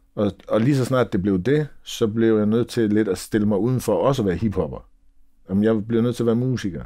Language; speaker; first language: Danish; native; Danish